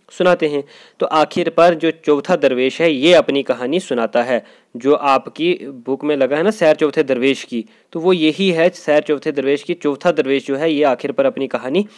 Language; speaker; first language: Urdu; non-native, local second language; Kashmiri